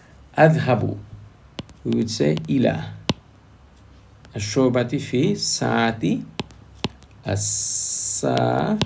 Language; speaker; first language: Arabic; non-native, fluent; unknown